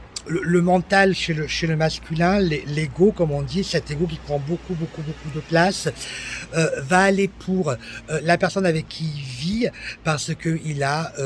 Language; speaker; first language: French; native; French